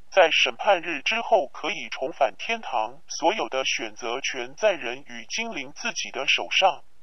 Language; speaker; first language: Chinese; non-native, local second language; Cantonese